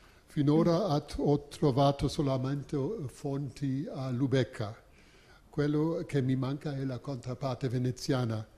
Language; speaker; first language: Italian; non-native, fluent; German